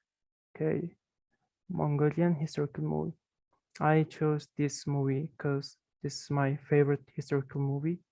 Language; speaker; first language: English; non-native, fluent; Mongolian